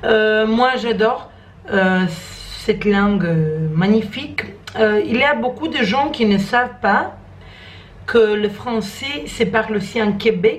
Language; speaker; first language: French; non-native, learner; Croatian